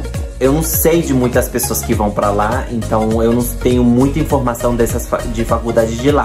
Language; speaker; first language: Portuguese; non-native, fluent; Spanish